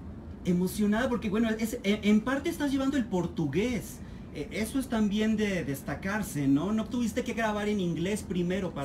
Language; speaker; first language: Spanish; native; Spanish